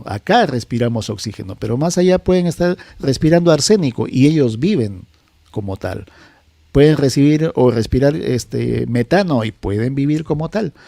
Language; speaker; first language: Spanish; native; Spanish